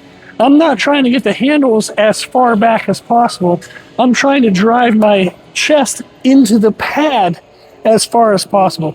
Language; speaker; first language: English; native; English